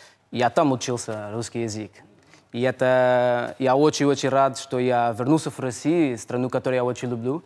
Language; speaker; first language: Russian; non-native, learner; Portuguese